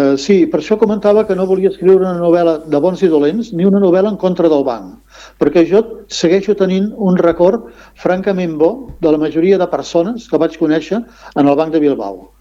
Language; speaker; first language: Catalan; non-native, local second language; Spanish